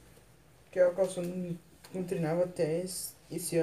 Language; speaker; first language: Portuguese; native; Portuguese